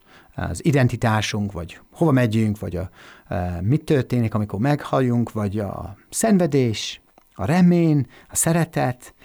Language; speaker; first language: Hungarian; non-native, fluent; English